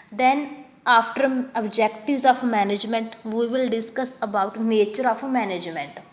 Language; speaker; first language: English; non-native, local second language; Punjabi